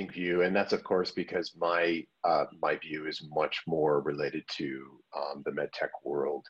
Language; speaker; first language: English; native; English